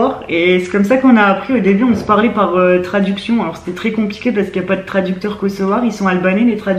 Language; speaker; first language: French; native; French